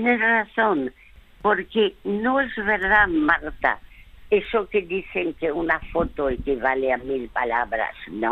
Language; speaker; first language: Spanish; early bilingual, other home language; French